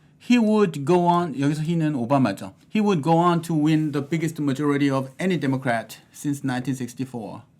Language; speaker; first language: English; non-native, fluent; Korean